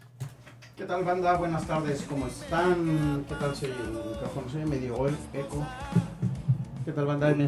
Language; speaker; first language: Spanish; native; Spanish